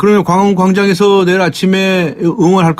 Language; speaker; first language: Korean; native; Korean